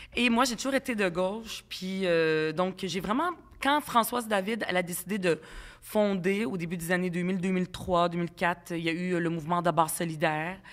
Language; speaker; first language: French; early bilingual, other home language; Arabic